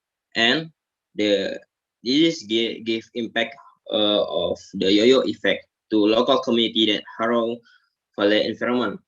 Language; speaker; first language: English; non-native, learner; Indonesian